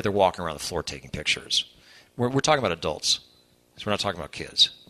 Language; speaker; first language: English; native; English